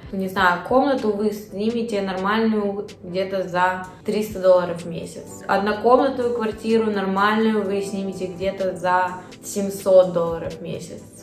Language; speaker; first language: Russian; native; Russian